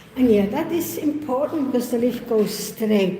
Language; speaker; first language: English; non-native, learner; German